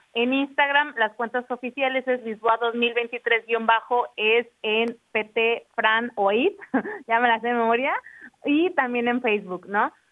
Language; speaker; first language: Spanish; native; Spanish